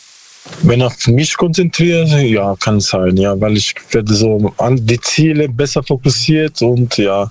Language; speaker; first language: German; non-native, learner; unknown